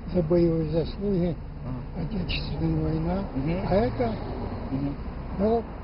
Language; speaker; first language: Russian; native; Russian